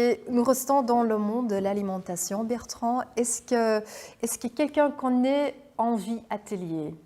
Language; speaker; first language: French; non-native, fluent; Dutch